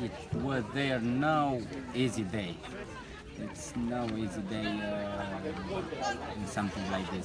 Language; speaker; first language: English; non-native, learner; Romanian